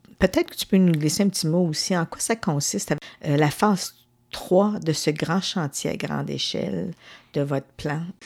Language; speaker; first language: French; native; French